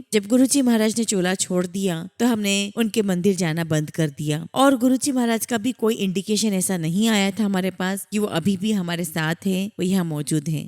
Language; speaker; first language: Hindi; native; Hindi